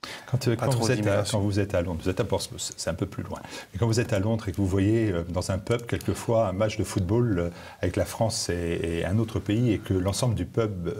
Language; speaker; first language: French; native; French